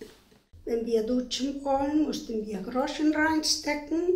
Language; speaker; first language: German; non-native, fluent; Spanish